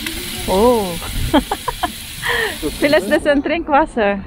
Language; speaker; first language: German; non-native, learner; Filipino